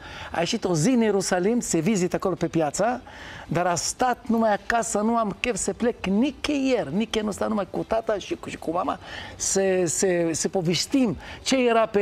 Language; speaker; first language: Romanian; non-native, fluent; Hebrew